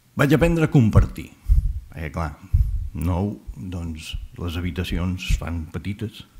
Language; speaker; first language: Catalan; native; Catalan